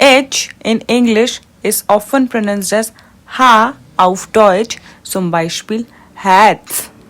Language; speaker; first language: German; non-native, fluent; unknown